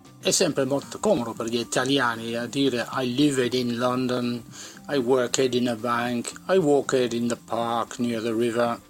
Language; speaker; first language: Italian; native; Italian